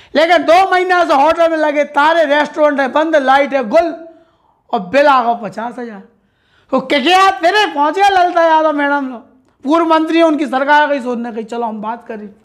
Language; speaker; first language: Hindi; native; Hindi